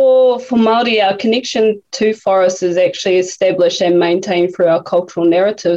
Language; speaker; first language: English; native; English